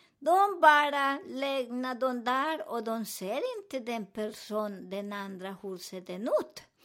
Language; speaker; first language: Swedish; non-native, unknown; Spanish